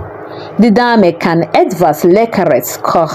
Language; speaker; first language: German; non-native, learner; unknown